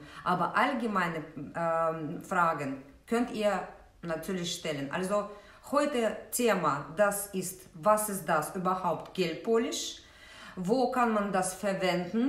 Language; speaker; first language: German; non-native, fluent; Russian